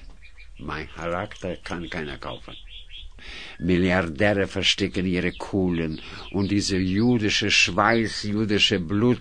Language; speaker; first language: German; non-native, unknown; Russian